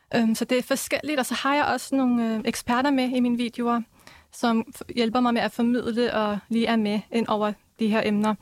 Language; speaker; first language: Danish; early bilingual, other home language; Arabic